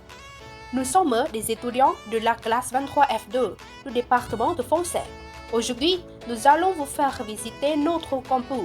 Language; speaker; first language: French; non-native, learner; Vietnamese